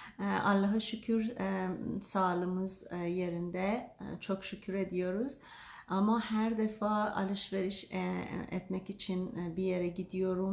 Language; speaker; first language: Turkish; non-native, learner; Azerbaijani